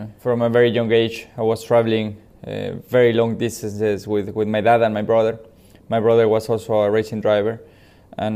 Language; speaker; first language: English; non-native, fluent; Spanish